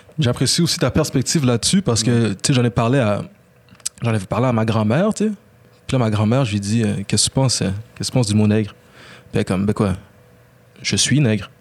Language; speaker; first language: French; native; French